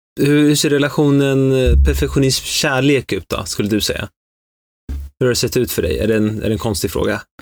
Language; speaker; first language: Swedish; early bilingual, other home language; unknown